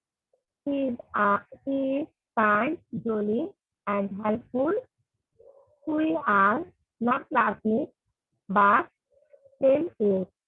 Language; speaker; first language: English; non-native, learner; Bangla